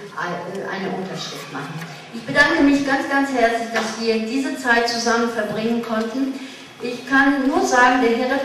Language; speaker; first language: German; non-native, fluent; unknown